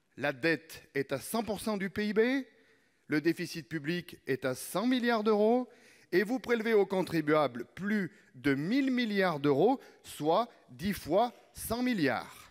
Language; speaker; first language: French; native; French